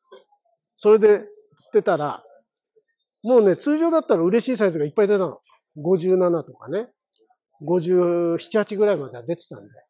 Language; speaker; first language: Japanese; native; Japanese